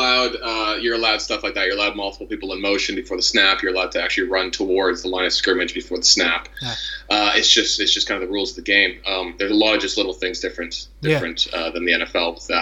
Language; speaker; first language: English; native; English